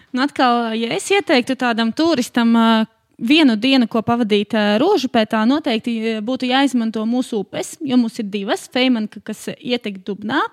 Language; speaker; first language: Latvian; native; Latvian